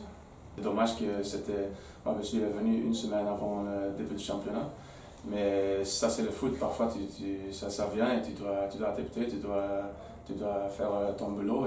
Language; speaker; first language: French; non-native, fluent; Dutch